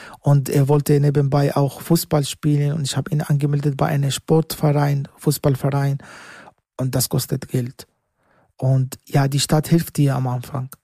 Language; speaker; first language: German; non-native, learner; Arabic